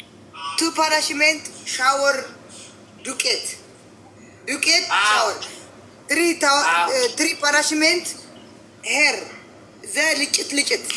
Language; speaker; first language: English; non-native, learner; Amharic